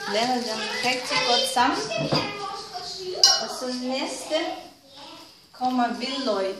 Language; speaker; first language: Danish; non-native, fluent; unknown